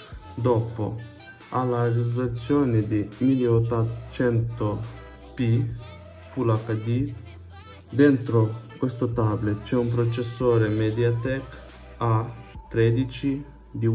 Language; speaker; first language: Italian; non-native, fluent; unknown